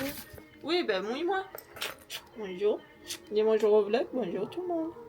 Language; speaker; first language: French; native; French